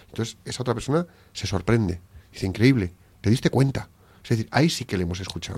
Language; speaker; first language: Spanish; native; Spanish